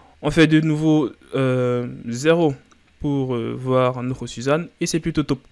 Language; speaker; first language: French; native; French